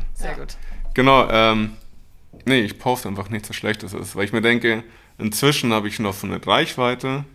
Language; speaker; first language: German; early bilingual, other home language; Spanish